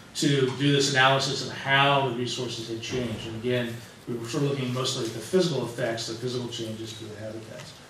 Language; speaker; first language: English; native; English